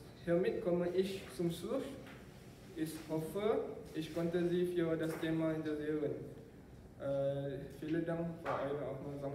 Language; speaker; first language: German; non-native, learner; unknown